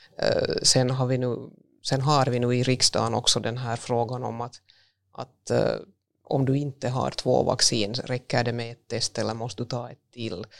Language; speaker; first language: Swedish; native; Swedish